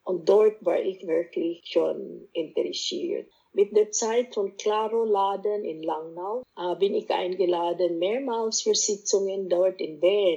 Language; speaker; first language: German; non-native, fluent; Cebuano